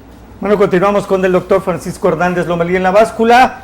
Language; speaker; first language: Spanish; native; Spanish